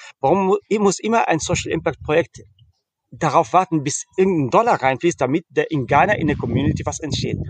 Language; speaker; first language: German; early bilingual, heritage; German